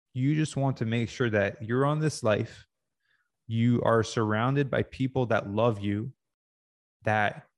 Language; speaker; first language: English; native; English